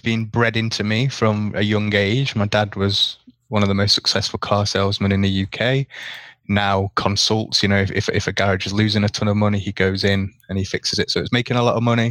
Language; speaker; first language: English; native; English